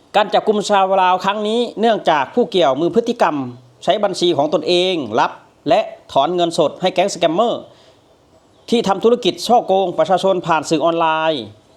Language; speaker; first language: Thai; native; Thai